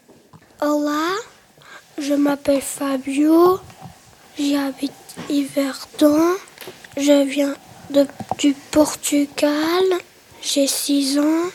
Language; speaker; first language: French; non-native, learner; Portuguese